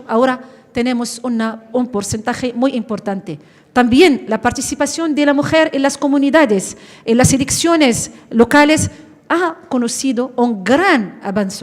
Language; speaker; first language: Spanish; non-native, fluent; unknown